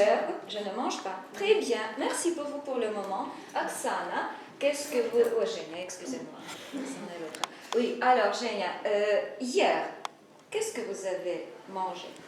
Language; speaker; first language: French; non-native, fluent; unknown